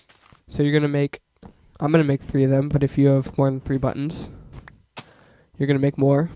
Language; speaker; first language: English; native; English